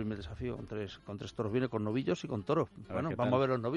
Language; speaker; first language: Spanish; native; Spanish